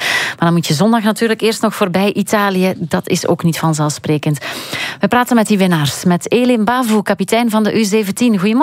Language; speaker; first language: Dutch; native; Dutch